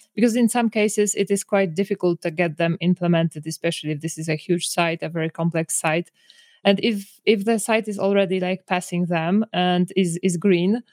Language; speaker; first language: English; non-native, fluent; Polish